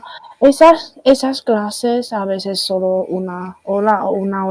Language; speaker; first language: Spanish; non-native, fluent; Chinese